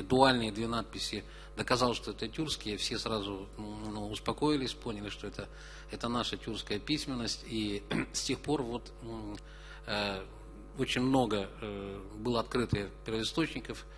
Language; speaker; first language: Russian; native; Russian